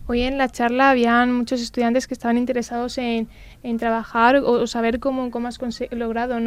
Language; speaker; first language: Spanish; native; Spanish